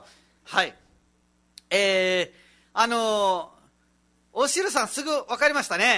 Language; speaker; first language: Japanese; non-native, fluent; Nepali